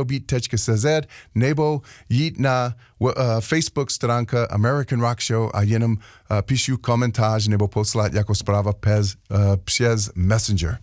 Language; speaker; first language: Czech; non-native, learner; English